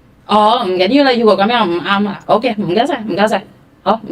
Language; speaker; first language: Cantonese; non-native, fluent; Indonesian